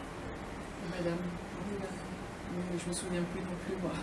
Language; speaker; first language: French; native; French